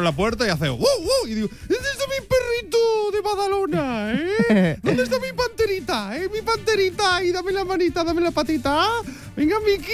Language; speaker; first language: Spanish; native; Spanish